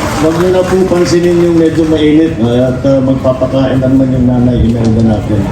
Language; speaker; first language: Filipino; non-native, local second language; Iloko